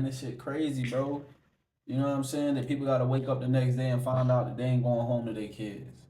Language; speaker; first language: English; native; English